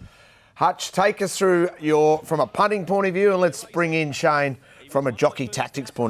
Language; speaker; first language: English; native; English